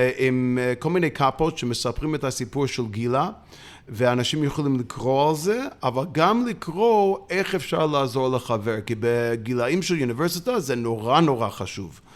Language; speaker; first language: Hebrew; non-native, fluent; English